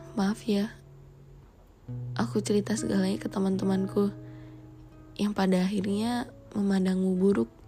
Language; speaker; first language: Indonesian; native; Indonesian